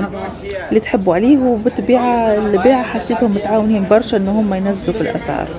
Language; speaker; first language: Arabic; native; Arabic